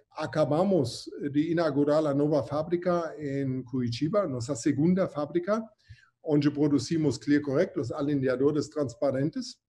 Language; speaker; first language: Portuguese; non-native, fluent; German